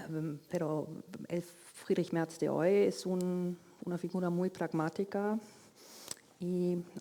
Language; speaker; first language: Spanish; non-native, fluent; German